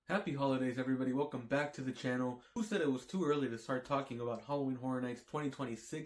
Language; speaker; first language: English; native; English